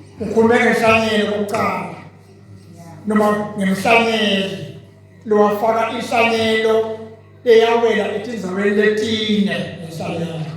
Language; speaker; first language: Zulu; non-native, local second language; Swati